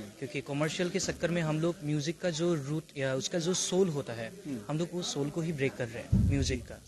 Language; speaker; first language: Hindi; non-native, local second language; Assamese